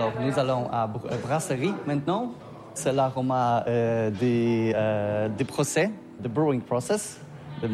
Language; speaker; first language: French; non-native, learner; Polish